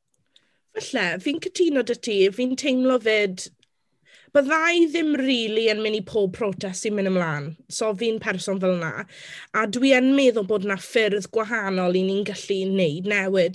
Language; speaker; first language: Welsh; non-native, local second language; English